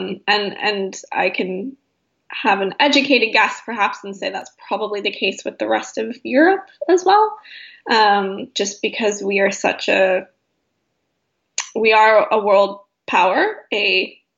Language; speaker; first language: English; native; English